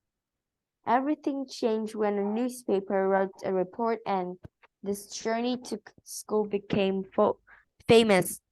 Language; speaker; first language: English; non-native, learner; Vietnamese